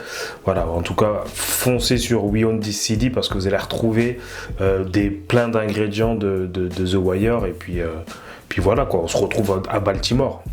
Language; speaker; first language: French; native; French